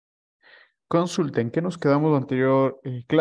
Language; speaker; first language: Spanish; native; Spanish